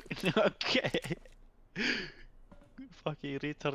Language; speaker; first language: English; non-native, fluent; Icelandic